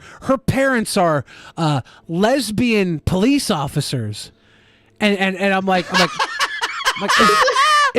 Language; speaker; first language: English; native; English